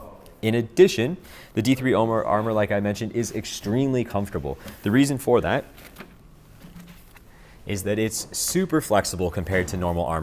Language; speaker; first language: English; native; English